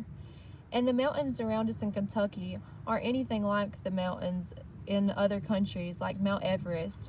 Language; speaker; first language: English; native; English